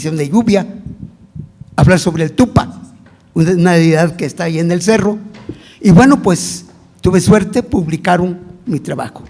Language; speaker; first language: Spanish; non-native, local second language; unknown